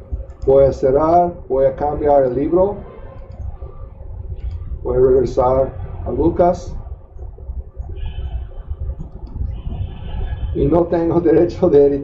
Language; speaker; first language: Spanish; non-native, fluent; English